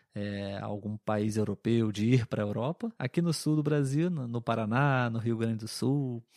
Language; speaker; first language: Portuguese; native; Portuguese